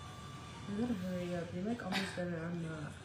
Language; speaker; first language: English; native; English